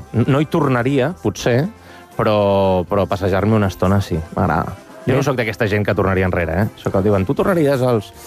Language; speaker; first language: Catalan; native; Catalan